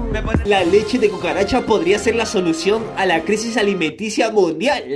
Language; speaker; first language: Spanish; native; Spanish